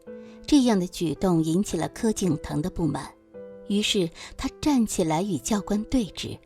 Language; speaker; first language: Chinese; native; Chinese